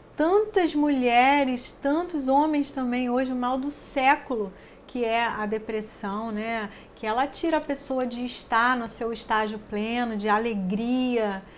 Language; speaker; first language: Portuguese; native; Portuguese